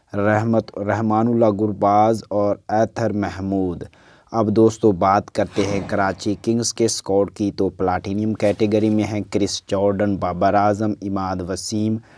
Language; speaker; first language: Urdu; native; Urdu